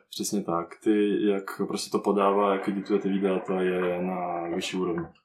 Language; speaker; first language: Czech; non-native, fluent; Russian